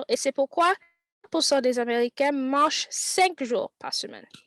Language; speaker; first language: French; non-native, learner; English